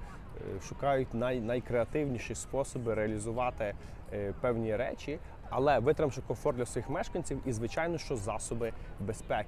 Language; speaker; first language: Ukrainian; native; Ukrainian